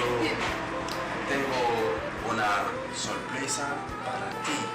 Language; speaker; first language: Spanish; non-native, learner; Haitian Creole